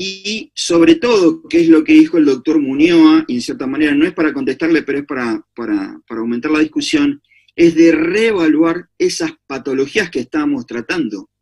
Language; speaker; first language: Spanish; native; Spanish